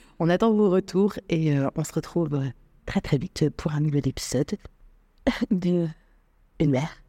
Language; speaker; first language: French; native; French